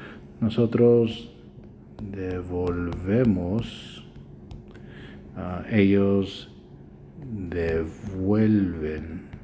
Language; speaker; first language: Spanish; non-native, fluent; English